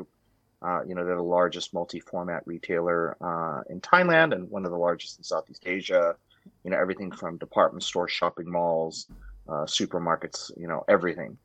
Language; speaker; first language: English; native; English